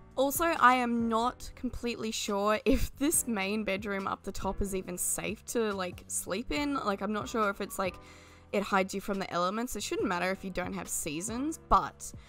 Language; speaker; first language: English; native; English